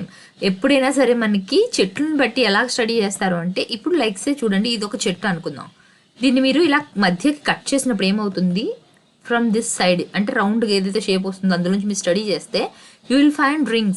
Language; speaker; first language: Telugu; native; Telugu